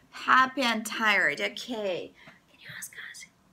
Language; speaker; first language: English; non-native, fluent; Russian